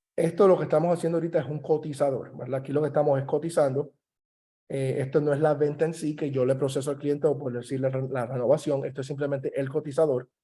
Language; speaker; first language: Spanish; early bilingual, heritage; Spanish